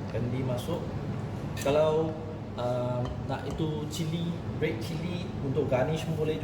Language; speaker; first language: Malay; non-native, local second language; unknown